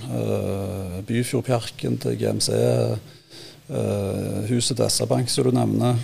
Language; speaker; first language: Norwegian; native; Norwegian